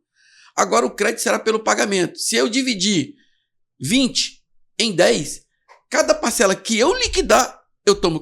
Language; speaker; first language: Portuguese; native; Portuguese